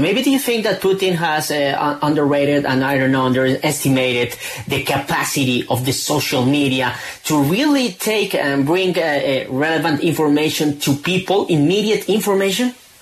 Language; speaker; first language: English; non-native, fluent; Spanish